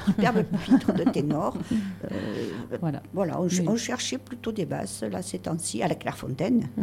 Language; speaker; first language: French; native; French